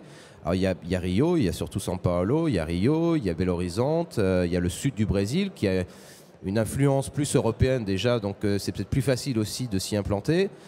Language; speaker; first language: French; native; French